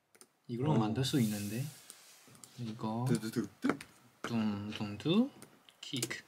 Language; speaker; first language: Korean; non-native, fluent; Chinese